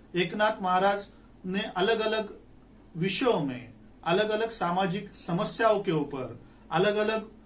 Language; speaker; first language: Hindi; non-native, local second language; Marathi